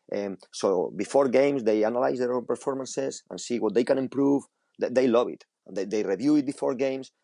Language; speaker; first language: English; non-native, fluent; Spanish